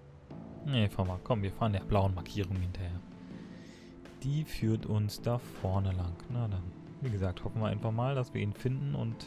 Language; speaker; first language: German; native; German